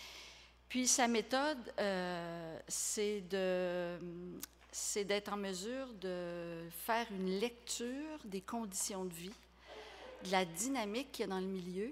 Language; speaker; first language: French; native; French